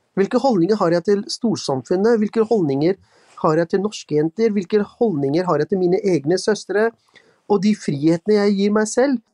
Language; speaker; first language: Norwegian; early bilingual, other home language; Urdu